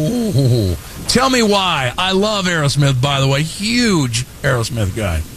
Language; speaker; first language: English; native; English